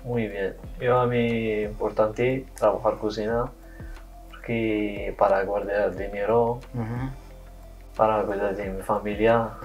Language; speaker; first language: Spanish; non-native, learner; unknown